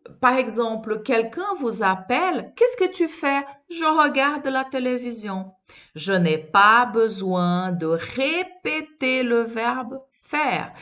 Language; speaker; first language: French; non-native, fluent; Portuguese